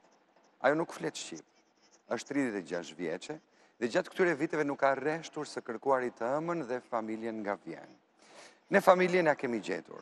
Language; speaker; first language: Albanian; native; Albanian